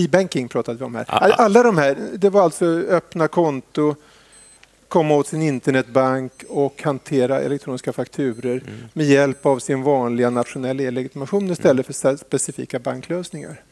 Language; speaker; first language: Swedish; native; Swedish